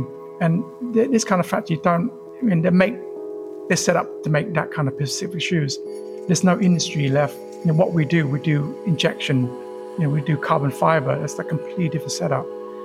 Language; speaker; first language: English; early bilingual, other home language; Vietnamese